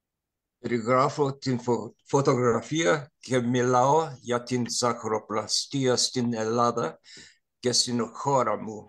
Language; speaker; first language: Greek; non-native, learner; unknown